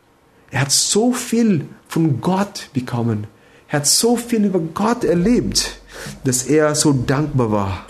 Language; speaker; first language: German; non-native, fluent; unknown